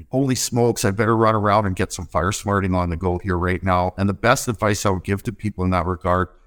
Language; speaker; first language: English; native; English